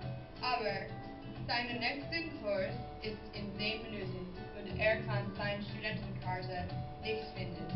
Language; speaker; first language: German; non-native, learner; English